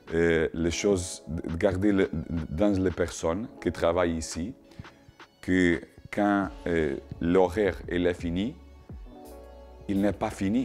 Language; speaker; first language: French; non-native, learner; Portuguese